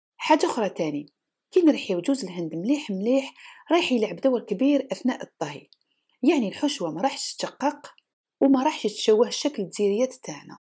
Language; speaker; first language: Arabic; native; Arabic